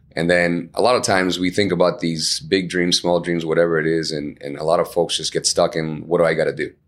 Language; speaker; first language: English; early bilingual, other home language; Spanish